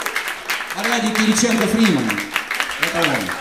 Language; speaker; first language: Russian; native; Russian